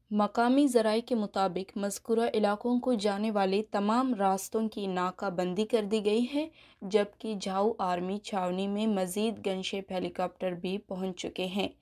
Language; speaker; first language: Urdu; non-native, local second language; Baluchi